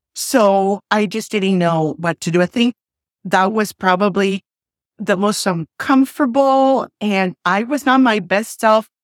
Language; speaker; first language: English; non-native, fluent; Spanish